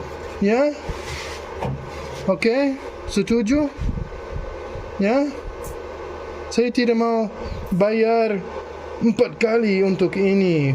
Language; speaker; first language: Indonesian; non-native, learner; English